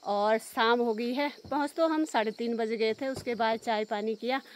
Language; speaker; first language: Hindi; native; Hindi